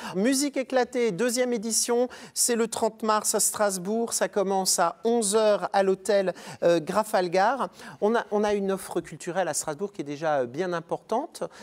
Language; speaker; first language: French; native; French